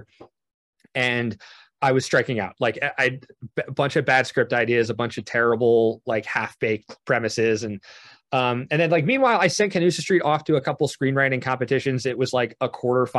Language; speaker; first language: English; native; English